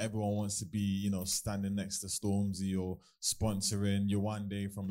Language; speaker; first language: English; native; English